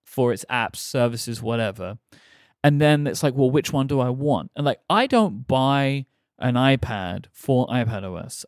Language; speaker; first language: English; native; English